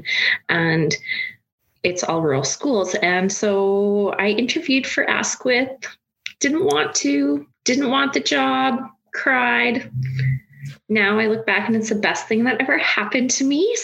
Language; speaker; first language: English; native; English